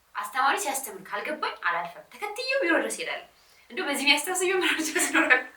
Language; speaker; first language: Amharic; non-native, local second language; Sebat Bet Gurage